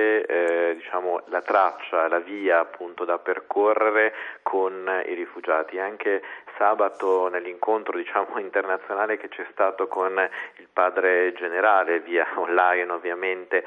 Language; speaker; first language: Italian; native; Italian